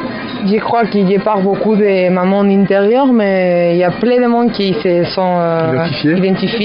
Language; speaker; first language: French; non-native, fluent; Spanish